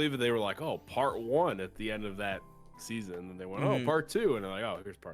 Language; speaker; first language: English; native; English